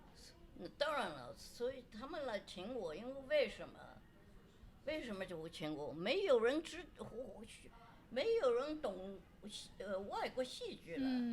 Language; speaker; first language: Chinese; non-native, local second language; Wu Chinese